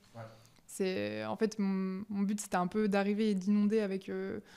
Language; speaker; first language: French; native; French